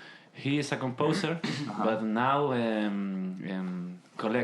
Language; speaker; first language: English; non-native, learner; Spanish